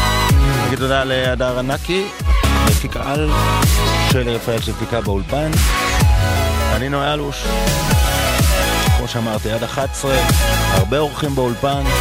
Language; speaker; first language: Hebrew; native; Hebrew